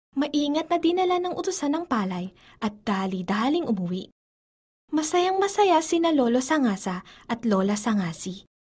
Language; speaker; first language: Filipino; native; Filipino